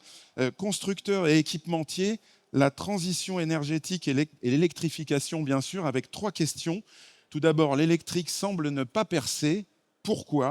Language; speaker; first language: French; native; French